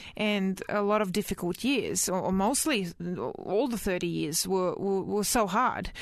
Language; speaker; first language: English; early bilingual, other home language; Croatian